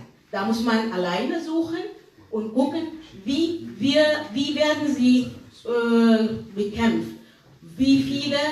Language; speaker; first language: German; non-native, fluent; Arabic